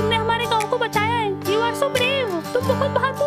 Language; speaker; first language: Hindi; native; Hindi